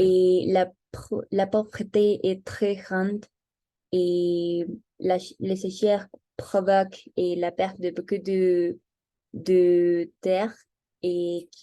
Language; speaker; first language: French; non-native, learner; Spanish